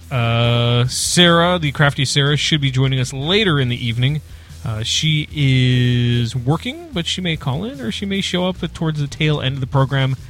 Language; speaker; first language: English; native; English